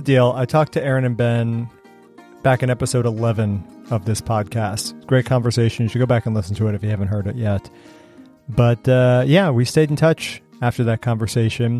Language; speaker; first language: English; native; English